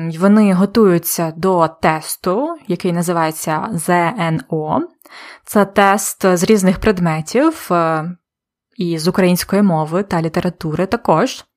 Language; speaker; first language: Ukrainian; native; Ukrainian